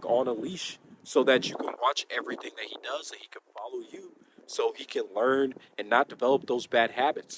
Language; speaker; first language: English; native; English